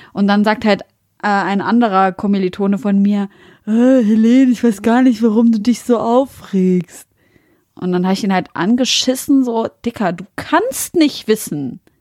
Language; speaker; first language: German; early bilingual, other home language; Arabic